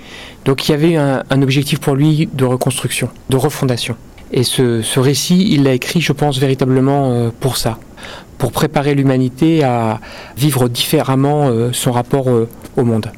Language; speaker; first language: French; native; French